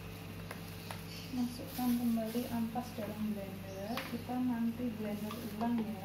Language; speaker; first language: Indonesian; non-native, local second language; Javanese